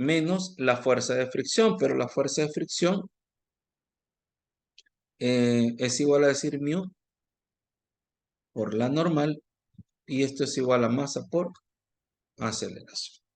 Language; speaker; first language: Spanish; native; Spanish